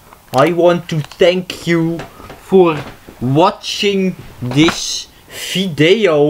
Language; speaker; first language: English; non-native, learner; Dutch